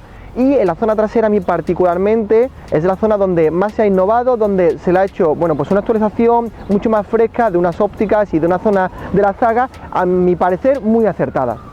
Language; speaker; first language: Spanish; native; Spanish